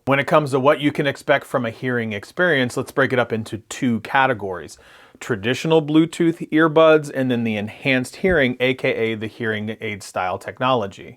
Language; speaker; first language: English; native; English